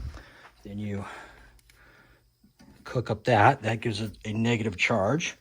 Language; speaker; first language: English; native; English